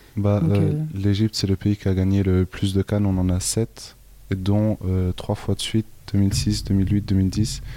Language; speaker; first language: French; early bilingual, other home language; Arabic